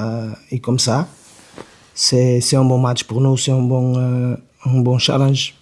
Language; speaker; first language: French; non-native, learner; Portuguese